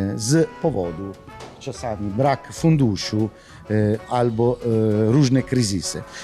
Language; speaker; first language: Polish; non-native, learner; Italian